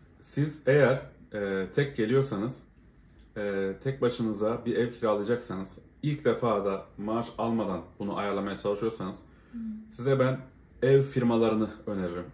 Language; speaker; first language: Turkish; native; Turkish